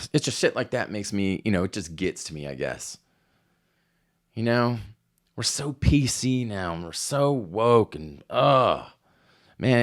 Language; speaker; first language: English; native; English